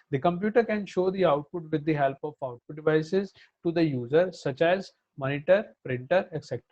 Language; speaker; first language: English; non-native, local second language; Punjabi